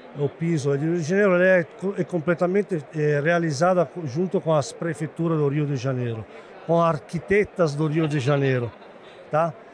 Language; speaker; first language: Portuguese; non-native, fluent; Italian